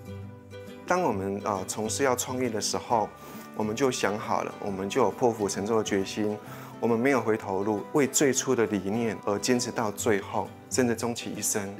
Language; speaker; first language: Chinese; native; Chinese